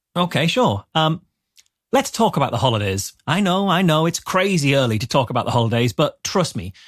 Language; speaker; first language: English; native; English